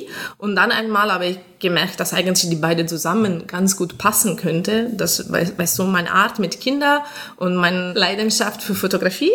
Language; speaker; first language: German; non-native, fluent; Italian